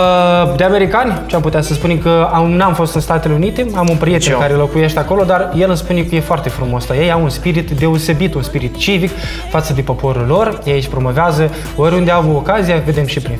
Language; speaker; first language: Romanian; native; Romanian